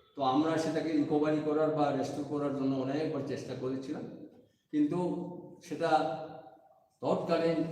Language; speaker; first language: Bangla; non-native, local second language; Kok Borok